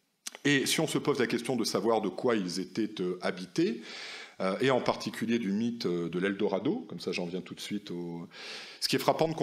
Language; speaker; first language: French; native; French